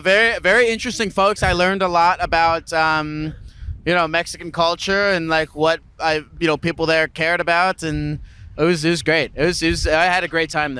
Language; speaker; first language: English; native; English